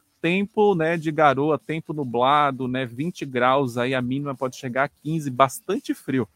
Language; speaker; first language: Portuguese; native; Portuguese